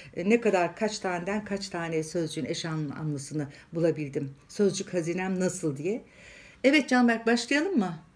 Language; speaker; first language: Turkish; native; Turkish